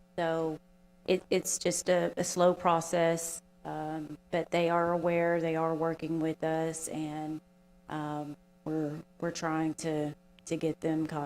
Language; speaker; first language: English; native; English